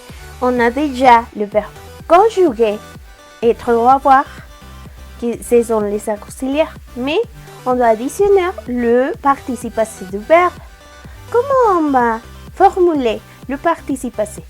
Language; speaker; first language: French; non-native, learner; Spanish